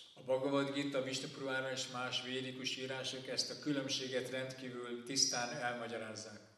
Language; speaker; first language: Hungarian; native; Hungarian